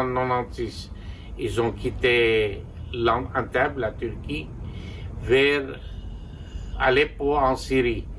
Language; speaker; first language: French; non-native, local second language; Armenian